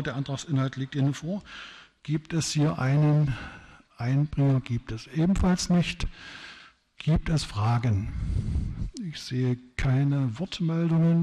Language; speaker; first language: German; native; German